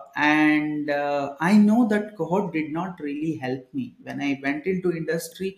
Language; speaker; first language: English; non-native, local second language; Telugu